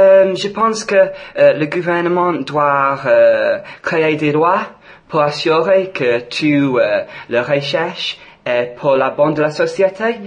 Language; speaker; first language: French; non-native, fluent; English